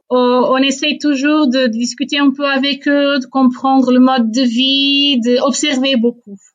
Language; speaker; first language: French; non-native, fluent; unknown